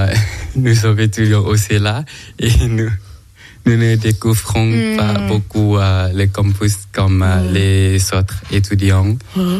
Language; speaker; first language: French; non-native, learner; Thai